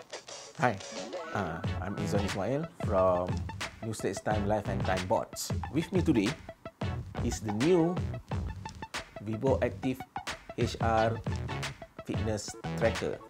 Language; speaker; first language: English; non-native, local second language; Malay